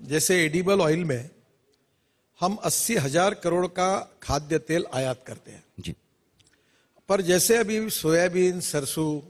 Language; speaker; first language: Hindi; non-native, local second language; Marathi